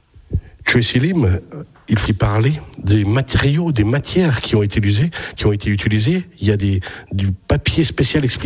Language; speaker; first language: French; native; French